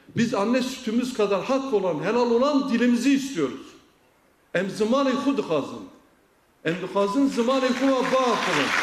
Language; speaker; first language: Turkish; non-native, local second language; Kurdish